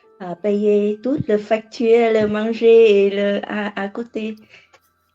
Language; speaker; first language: French; non-native, learner; Vietnamese